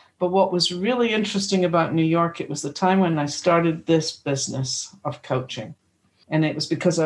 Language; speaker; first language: English; native; English